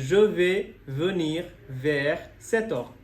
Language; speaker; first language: French; non-native, fluent; Bangla